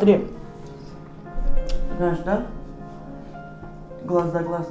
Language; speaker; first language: Russian; non-native, local second language; Uzbek